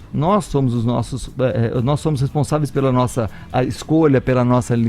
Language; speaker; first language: Portuguese; native; Portuguese